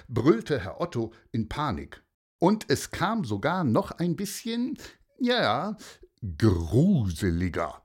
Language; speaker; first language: German; native; German